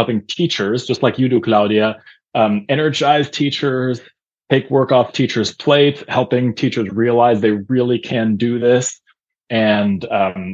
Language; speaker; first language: English; non-native, fluent; German